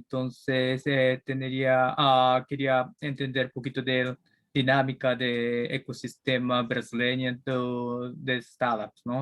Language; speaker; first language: Spanish; non-native, learner; Japanese